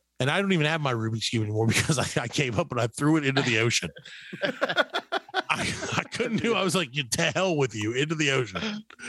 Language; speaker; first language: English; native; English